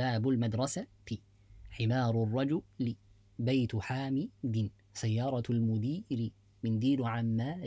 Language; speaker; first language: Arabic; non-native, fluent; English